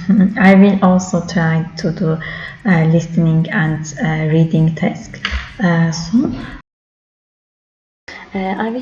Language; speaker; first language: English; non-native, learner; Turkish